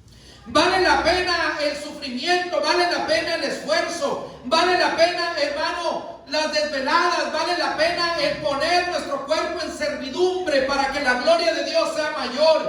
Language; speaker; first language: Spanish; native; Spanish